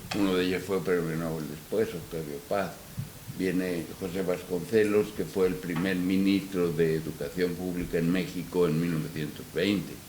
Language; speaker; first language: Spanish; native; Spanish